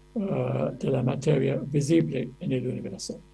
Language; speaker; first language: Spanish; non-native, fluent; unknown